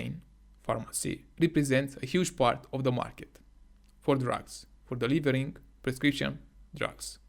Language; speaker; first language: English; non-native, fluent; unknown